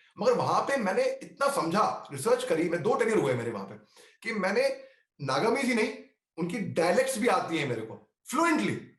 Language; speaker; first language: Hindi; native; Hindi